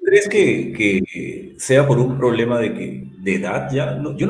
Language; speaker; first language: Spanish; native; Spanish